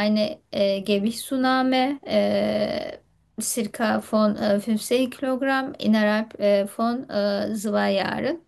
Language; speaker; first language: German; non-native, learner; Turkish